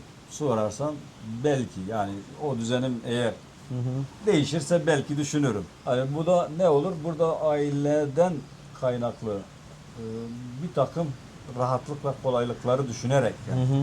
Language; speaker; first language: Turkish; native; Turkish